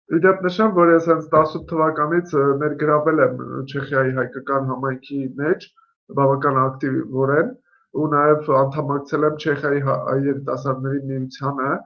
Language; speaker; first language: Armenian; native; Armenian